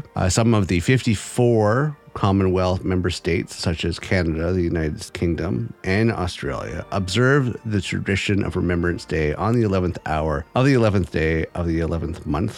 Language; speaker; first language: English; native; English